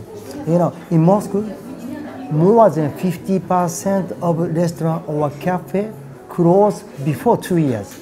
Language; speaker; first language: English; non-native, learner; Japanese